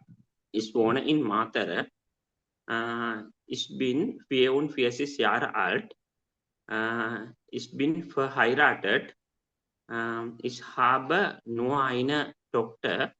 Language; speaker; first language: German; non-native, learner; Sinhala